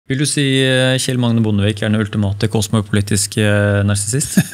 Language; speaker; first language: Norwegian; native; Norwegian